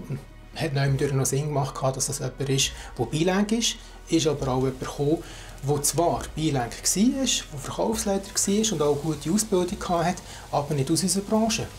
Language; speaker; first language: German; native; German